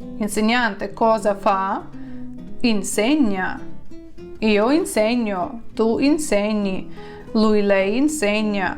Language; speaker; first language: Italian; non-native, fluent; Ukrainian